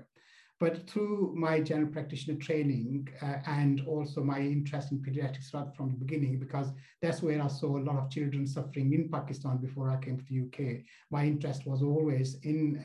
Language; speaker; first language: English; non-native, local second language; Punjabi